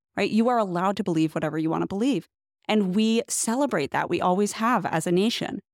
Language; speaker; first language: English; native; English